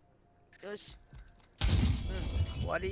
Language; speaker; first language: Japanese; native; Japanese